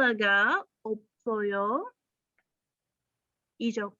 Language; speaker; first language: Korean; non-native, learner; English